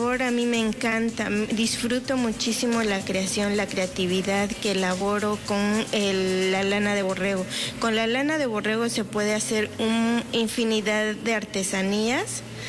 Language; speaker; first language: Spanish; non-native, local second language; Zapotec